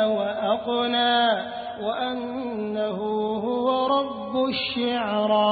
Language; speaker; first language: Arabic; native; Arabic